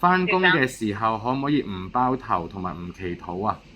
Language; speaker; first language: Cantonese; native; Cantonese